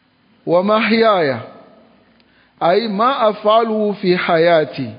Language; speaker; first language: Arabic; non-native, fluent; French